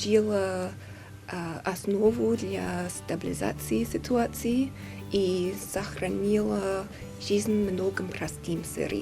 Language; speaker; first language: Russian; non-native, fluent; English